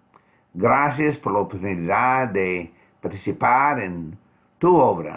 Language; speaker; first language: Spanish; non-native, fluent; English